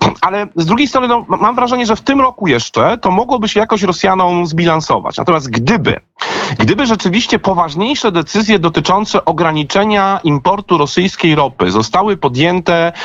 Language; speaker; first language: Polish; native; Polish